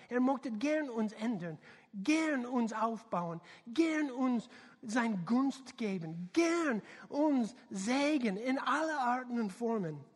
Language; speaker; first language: German; non-native, learner; English